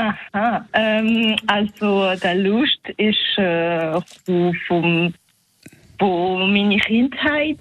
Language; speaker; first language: German; non-native, local second language; French